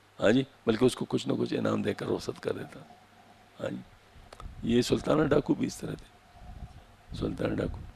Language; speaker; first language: Urdu; non-native, local second language; Pashto